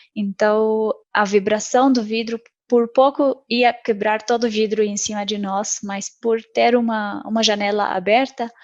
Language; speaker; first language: Portuguese; non-native, fluent; Arabic